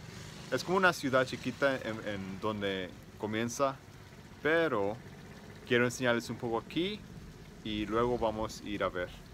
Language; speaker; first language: Spanish; early bilingual, heritage; Spanish